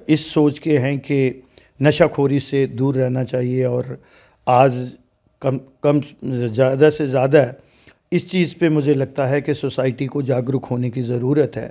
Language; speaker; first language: Hindi; non-native, local second language; Dogri